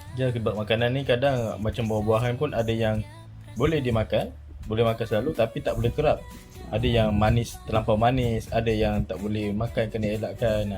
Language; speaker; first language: Malay; native; Malay